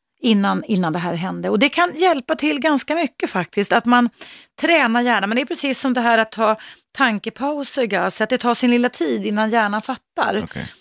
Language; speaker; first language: Swedish; native; Swedish